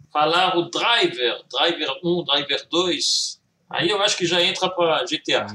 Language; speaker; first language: Portuguese; early bilingual, heritage; Portuguese